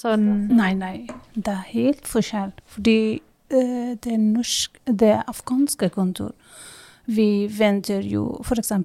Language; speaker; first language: Norwegian; non-native, learner; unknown